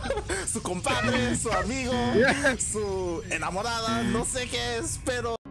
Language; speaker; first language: Spanish; non-native, learner; English